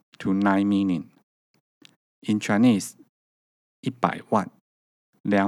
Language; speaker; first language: English; non-native, learner; Chinese